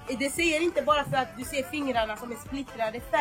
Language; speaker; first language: Swedish; non-native, fluent; Lingala